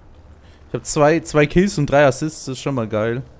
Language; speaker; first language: German; native; German